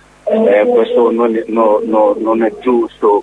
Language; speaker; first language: Italian; non-native, learner; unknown